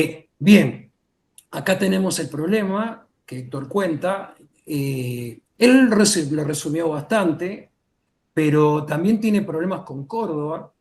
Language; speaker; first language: Spanish; native; Spanish